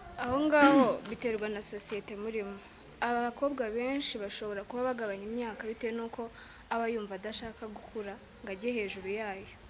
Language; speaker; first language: Kinyarwanda; native; Kinyarwanda